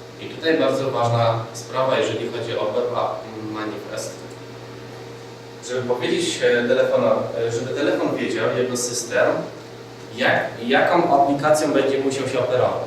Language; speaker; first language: Polish; native; Polish